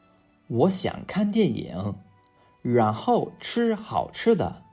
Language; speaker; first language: Chinese; non-native, fluent; English